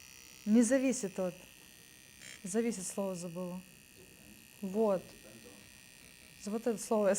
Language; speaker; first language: Russian; non-native, fluent; Estonian